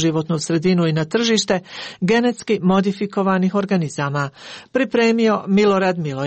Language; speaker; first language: Croatian; native; Croatian